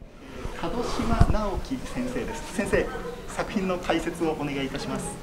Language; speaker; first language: Japanese; native; Japanese